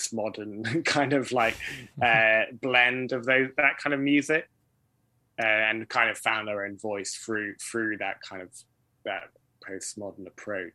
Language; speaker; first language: English; native; English